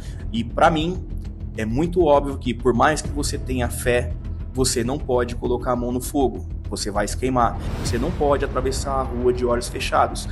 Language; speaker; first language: Portuguese; native; Portuguese